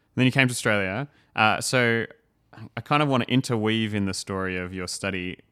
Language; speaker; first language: English; native; English